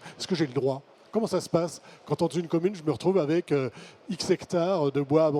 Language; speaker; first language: French; native; French